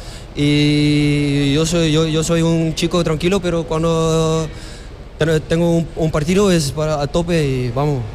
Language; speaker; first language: Spanish; non-native, learner; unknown